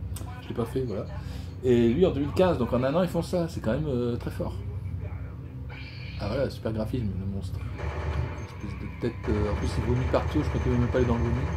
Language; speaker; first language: French; native; French